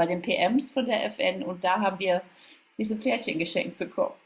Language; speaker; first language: German; native; German